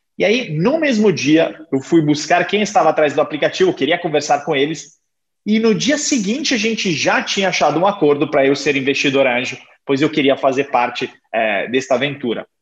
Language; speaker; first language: Portuguese; non-native, fluent; Italian